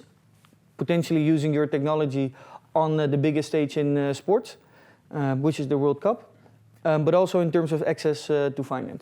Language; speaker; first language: English; non-native, fluent; Dutch